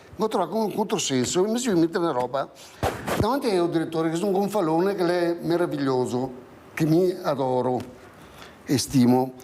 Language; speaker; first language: Italian; native; Italian